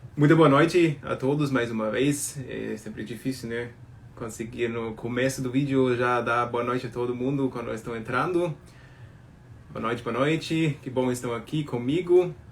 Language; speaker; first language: Portuguese; non-native, fluent; German